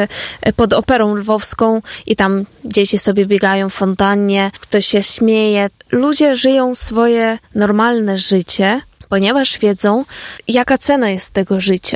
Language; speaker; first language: Polish; non-native, fluent; Ukrainian